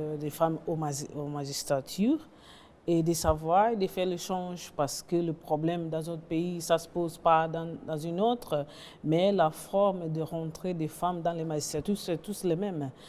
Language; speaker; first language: French; non-native, learner; Portuguese